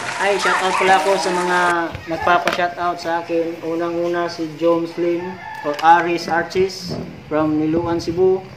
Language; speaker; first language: Filipino; non-native, local second language; Cebuano